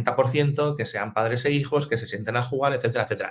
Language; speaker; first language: Spanish; native; Spanish